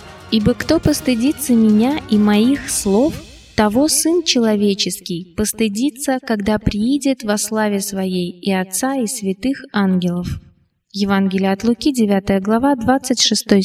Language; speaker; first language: Russian; native; Russian